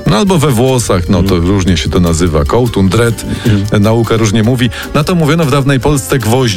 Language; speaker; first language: Polish; native; Polish